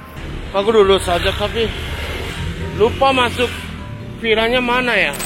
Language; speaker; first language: Indonesian; non-native, learner; Japanese